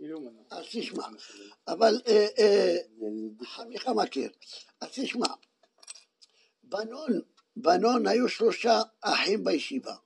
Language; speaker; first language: Hebrew; non-native, fluent; French